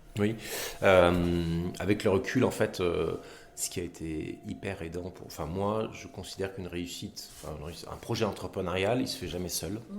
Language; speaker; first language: French; native; French